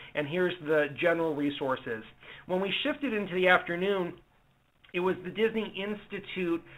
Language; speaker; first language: English; native; English